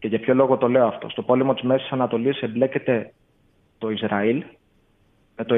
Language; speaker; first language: Greek; native; Greek